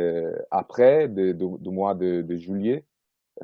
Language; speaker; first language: French; non-native, fluent; Italian